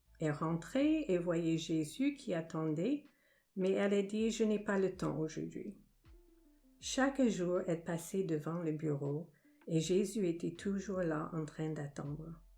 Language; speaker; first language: French; non-native, fluent; English